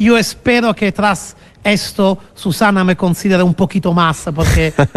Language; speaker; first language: Spanish; non-native, fluent; Italian